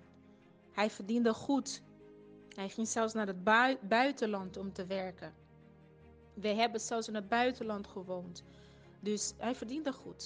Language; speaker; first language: Dutch; non-native, fluent; Portuguese